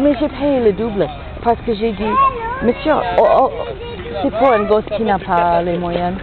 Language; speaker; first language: French; non-native, fluent; English